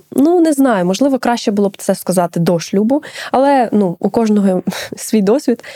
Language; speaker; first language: Ukrainian; native; Ukrainian